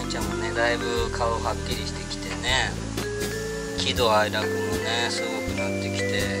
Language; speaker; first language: Japanese; native; Japanese